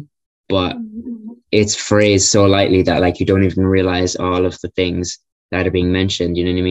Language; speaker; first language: English; native; English